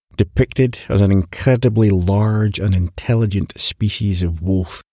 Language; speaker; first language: English; native; English